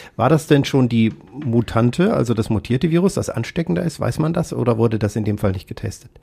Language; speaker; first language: German; native; German